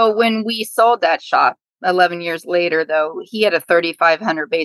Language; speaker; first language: English; native; English